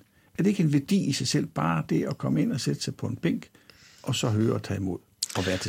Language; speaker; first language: Danish; native; Danish